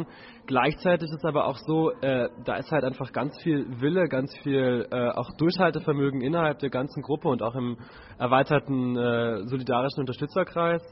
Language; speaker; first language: German; native; German